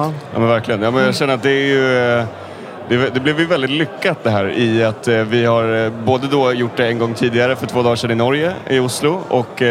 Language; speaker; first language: Swedish; native; Swedish